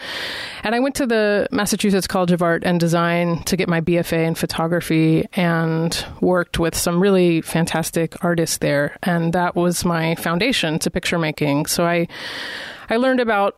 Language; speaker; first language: English; native; English